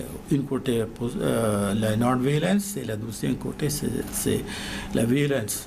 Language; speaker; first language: French; non-native, learner; Malayalam